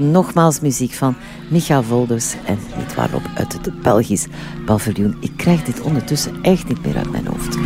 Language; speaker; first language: Dutch; native; Dutch